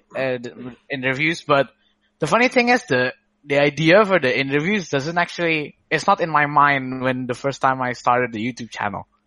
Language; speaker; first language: English; non-native, fluent; Indonesian